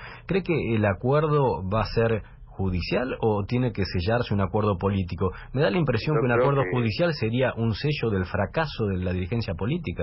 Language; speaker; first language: Spanish; native; Spanish